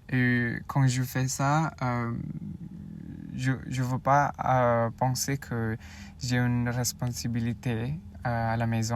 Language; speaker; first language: French; non-native, learner; Indonesian